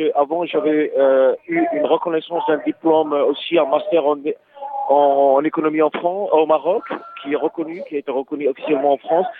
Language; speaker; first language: French; non-native, local second language; Arabic